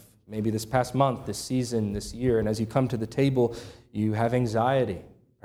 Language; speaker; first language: English; native; English